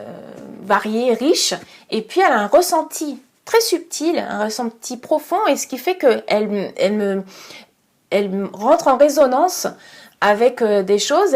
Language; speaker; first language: French; native; French